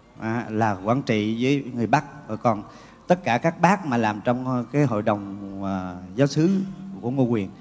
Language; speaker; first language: Vietnamese; native; Vietnamese